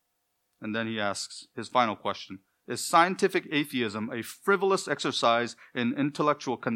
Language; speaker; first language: English; native; English